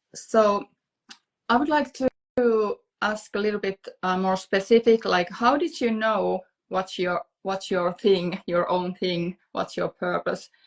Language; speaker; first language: English; non-native, fluent; Finnish